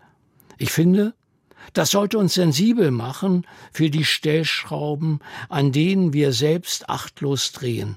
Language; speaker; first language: German; native; German